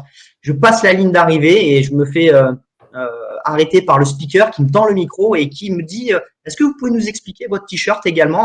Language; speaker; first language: French; native; French